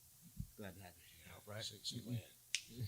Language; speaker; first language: English; native; English